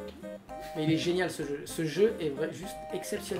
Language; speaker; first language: French; native; French